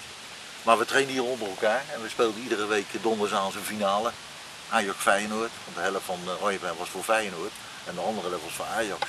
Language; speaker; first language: Dutch; native; Dutch